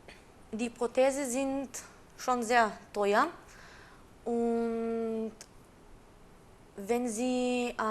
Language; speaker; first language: German; non-native, fluent; Macedonian